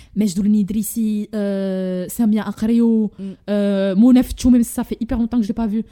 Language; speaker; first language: French; non-native, local second language; Arabic